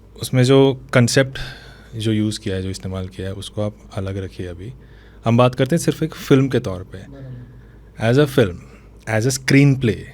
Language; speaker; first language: Hindi; non-native, local second language; Tulu